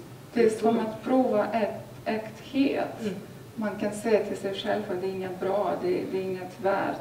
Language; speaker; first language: Swedish; non-native, fluent; Lithuanian